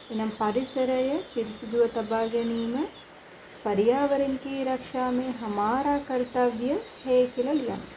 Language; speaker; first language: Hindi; non-native, fluent; Sinhala